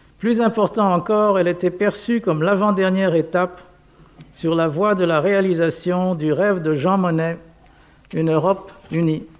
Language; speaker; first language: French; non-native, fluent; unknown